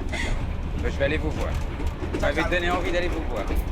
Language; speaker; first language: French; native; French